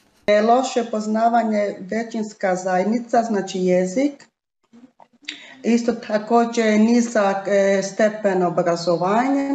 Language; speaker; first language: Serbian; non-native, local second language; Romany